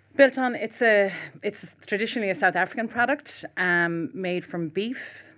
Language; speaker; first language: English; native; English